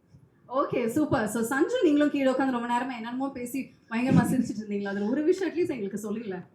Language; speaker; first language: Tamil; native; Tamil